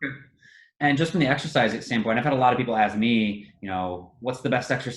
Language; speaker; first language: English; native; English